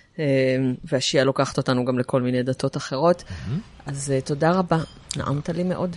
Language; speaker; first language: Hebrew; native; Hebrew